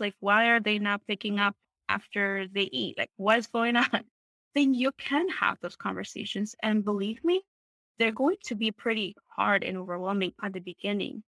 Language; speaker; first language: English; non-native, fluent; Spanish